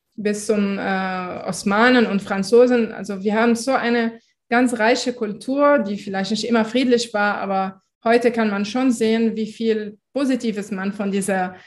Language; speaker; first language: German; non-native, fluent; Arabic